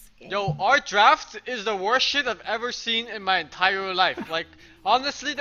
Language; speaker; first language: English; early bilingual, heritage; Dutch